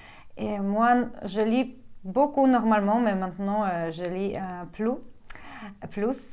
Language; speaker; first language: French; non-native, fluent; Polish